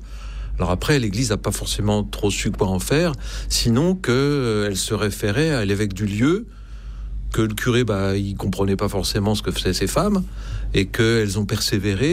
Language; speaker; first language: French; native; French